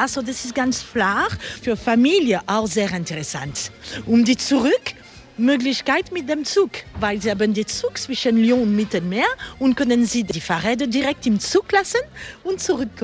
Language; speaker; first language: German; non-native, fluent; French